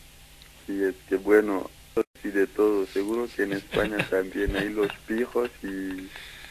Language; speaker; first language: Spanish; non-native, fluent; Kikuyu